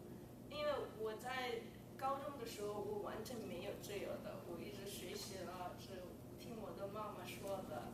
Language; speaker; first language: Chinese; non-native, learner; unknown